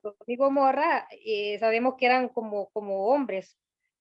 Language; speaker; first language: Spanish; native; Spanish